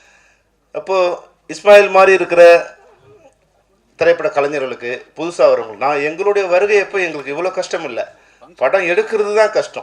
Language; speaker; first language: Tamil; native; Tamil